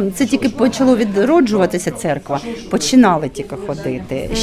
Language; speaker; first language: Ukrainian; native; Ukrainian